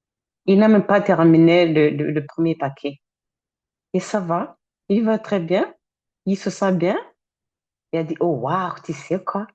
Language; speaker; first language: French; non-native, fluent; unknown